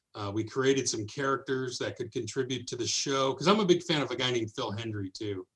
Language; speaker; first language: English; native; English